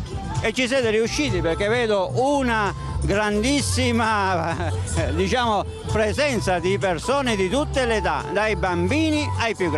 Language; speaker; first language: Italian; native; Italian